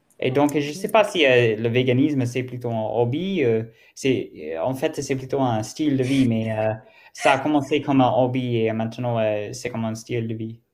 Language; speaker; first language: French; non-native, learner; German